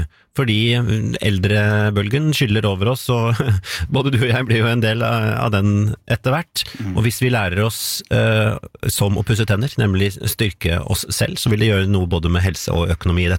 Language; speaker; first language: Norwegian; native; Norwegian